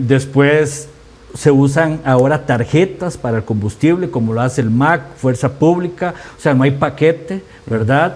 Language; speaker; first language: Spanish; native; Spanish